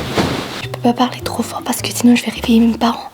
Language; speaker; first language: French; native; French